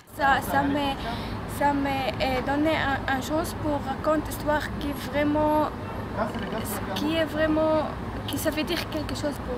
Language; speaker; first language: French; non-native, learner; Arabic